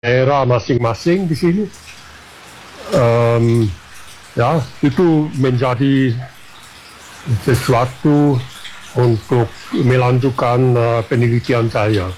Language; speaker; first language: Indonesian; non-native, fluent; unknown